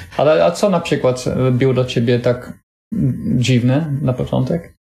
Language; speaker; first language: Polish; non-native, learner; Dutch